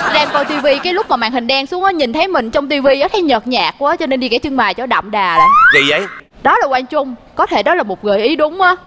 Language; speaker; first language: Vietnamese; native; Vietnamese